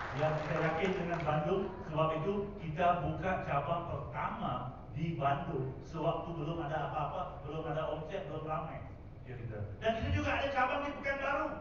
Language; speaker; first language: Indonesian; non-native, fluent; Tamil